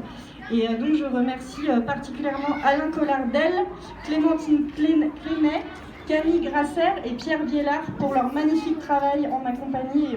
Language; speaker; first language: French; native; French